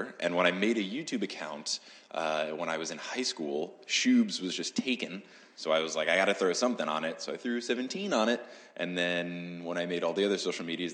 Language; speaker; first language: English; native; English